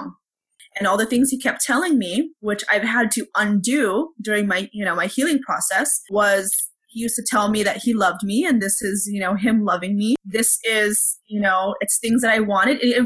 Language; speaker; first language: English; early bilingual, other home language; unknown